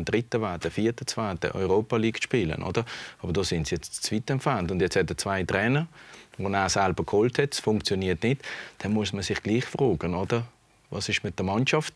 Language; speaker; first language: German; native; German